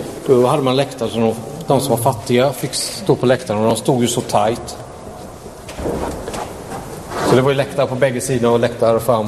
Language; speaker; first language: Swedish; native; Swedish